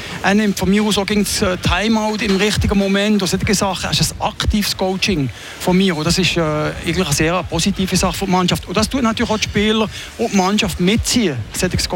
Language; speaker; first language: German; native; German